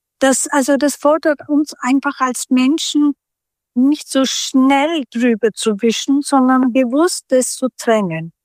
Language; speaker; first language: German; early bilingual, other home language; Turkish